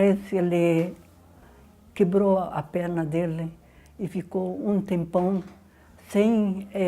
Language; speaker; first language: Portuguese; non-native, learner; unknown